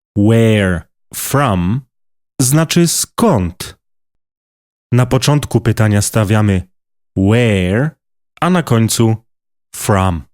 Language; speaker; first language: Polish; native; Polish